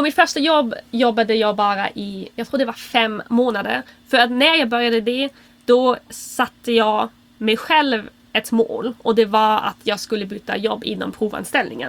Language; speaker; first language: Swedish; non-native, fluent; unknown